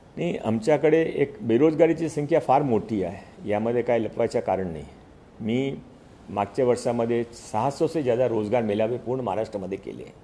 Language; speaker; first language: Marathi; non-native, local second language; Hindi